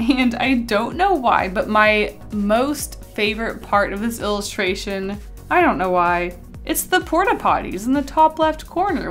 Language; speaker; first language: English; native; English